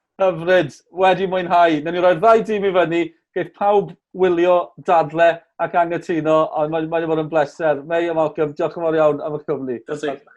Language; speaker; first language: Welsh; native; Welsh